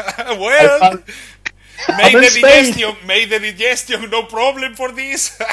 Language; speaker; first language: English; non-native, learner; Spanish